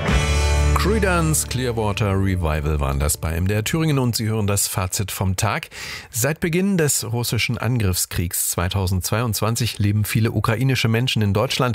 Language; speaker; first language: German; native; German